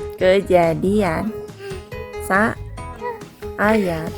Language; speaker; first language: Indonesian; native; Indonesian